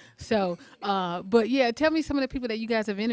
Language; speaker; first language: English; native; English